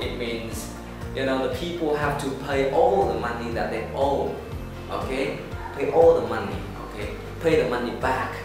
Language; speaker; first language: English; non-native, fluent; Vietnamese